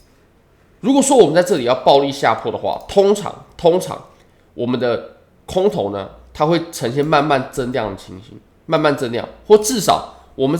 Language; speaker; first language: Chinese; native; Chinese